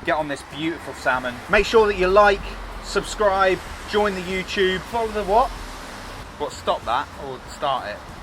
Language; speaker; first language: English; native; English